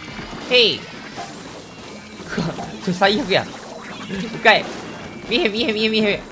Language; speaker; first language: Japanese; native; Japanese